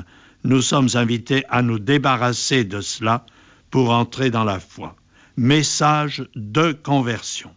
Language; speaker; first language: French; native; French